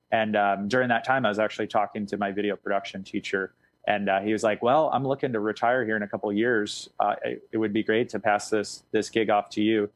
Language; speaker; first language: English; native; English